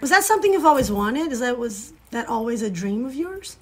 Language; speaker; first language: English; non-native, fluent; Portuguese